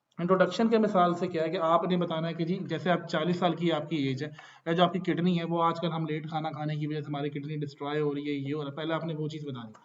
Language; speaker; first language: Urdu; non-native, local second language; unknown